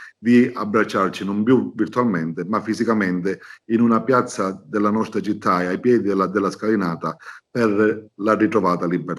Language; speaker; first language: Italian; native; Italian